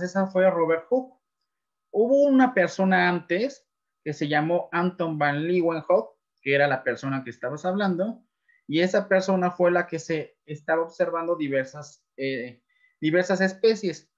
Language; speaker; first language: Spanish; native; Spanish